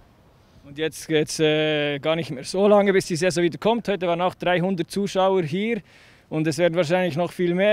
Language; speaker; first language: German; native; German